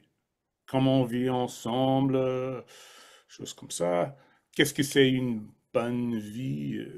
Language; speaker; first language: French; non-native, fluent; English